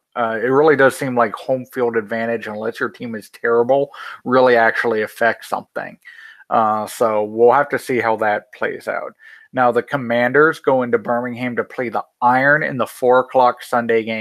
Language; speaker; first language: English; native; English